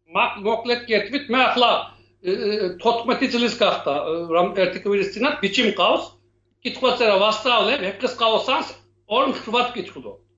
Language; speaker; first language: Georgian; non-native, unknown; Turkish